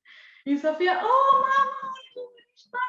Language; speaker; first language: Slovenian; non-native, learner; Spanish